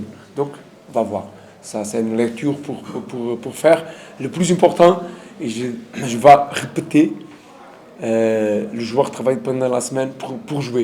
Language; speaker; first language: French; non-native, learner; Portuguese